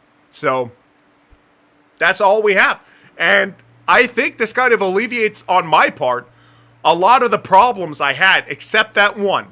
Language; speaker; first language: English; native; English